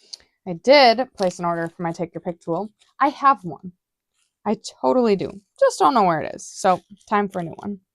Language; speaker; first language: English; native; English